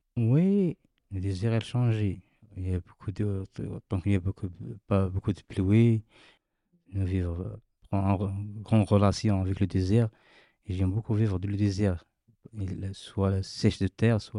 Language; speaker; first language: French; non-native, learner; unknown